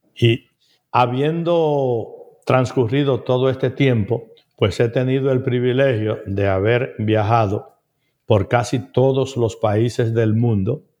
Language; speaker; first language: Spanish; native; Spanish